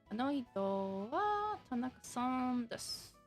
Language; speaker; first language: Japanese; non-native, learner; English